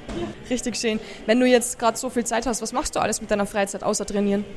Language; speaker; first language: German; native; German